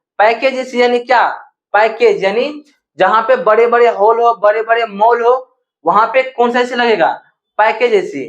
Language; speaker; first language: Hindi; native; Hindi